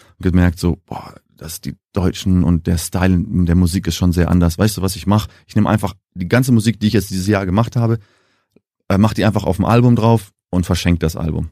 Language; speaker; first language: German; early bilingual, heritage; German